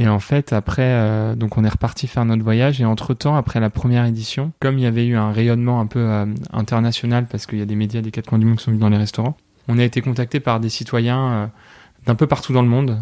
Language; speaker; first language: French; native; French